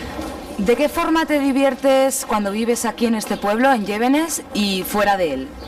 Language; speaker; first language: Spanish; native; Spanish